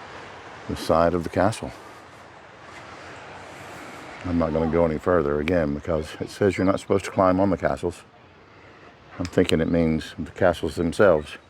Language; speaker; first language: English; native; English